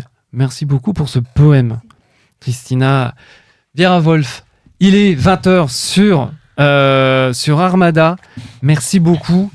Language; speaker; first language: French; native; French